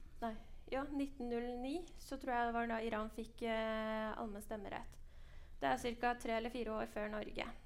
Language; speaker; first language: Norwegian; early bilingual, other home language; Persian